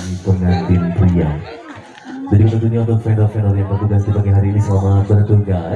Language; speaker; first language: Indonesian; non-native, local second language; Sundanese